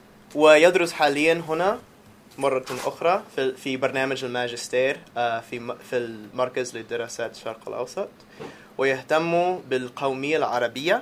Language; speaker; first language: Arabic; non-native, fluent; English